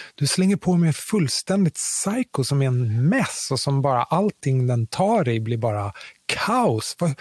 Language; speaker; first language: Swedish; native; Swedish